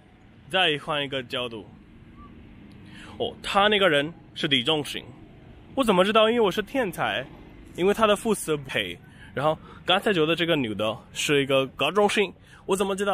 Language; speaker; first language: Chinese; non-native, fluent; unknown